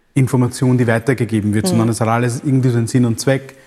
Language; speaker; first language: German; early bilingual, other home language; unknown